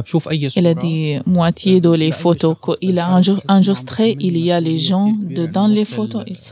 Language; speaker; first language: French; non-native, learner; Arabic